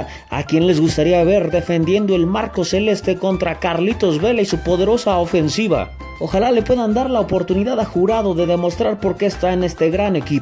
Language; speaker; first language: Spanish; native; Spanish